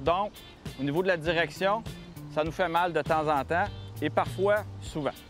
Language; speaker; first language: French; native; French